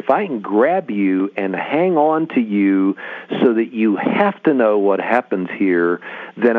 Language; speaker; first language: English; native; English